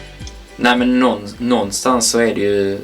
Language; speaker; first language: Swedish; native; Swedish